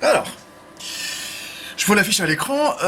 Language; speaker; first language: French; native; French